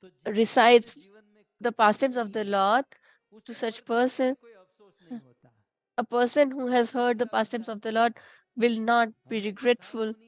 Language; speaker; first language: English; non-native, local second language; Hindi